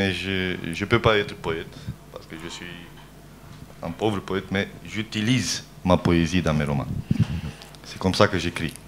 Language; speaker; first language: French; non-native, fluent; Romanian